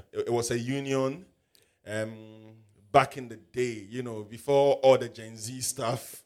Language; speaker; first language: English; non-native, local second language; Akan